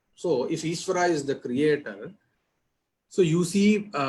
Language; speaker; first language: English; non-native, local second language; Telugu